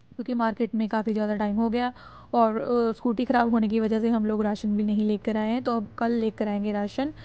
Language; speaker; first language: Hindi; non-native, local second language; Punjabi